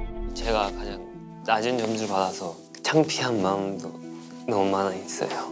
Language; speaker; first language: Korean; early bilingual, heritage; Korean